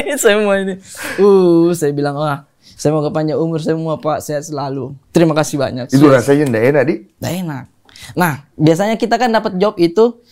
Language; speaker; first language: Indonesian; native; Indonesian